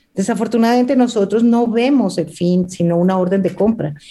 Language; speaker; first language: Spanish; native; Spanish